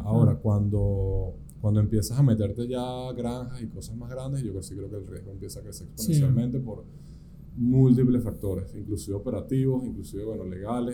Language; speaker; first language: Spanish; native; Spanish